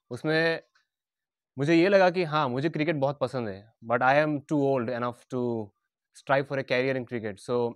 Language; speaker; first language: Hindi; non-native, local second language; Bangla